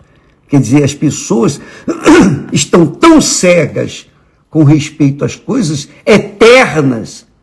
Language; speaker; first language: Portuguese; native; Portuguese